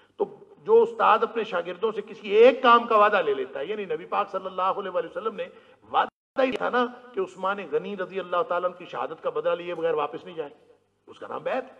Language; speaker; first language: Urdu; non-native, local second language; Punjabi